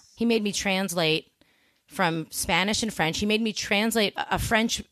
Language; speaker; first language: English; native; English